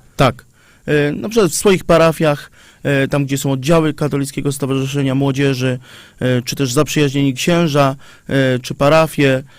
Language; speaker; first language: Polish; native; Polish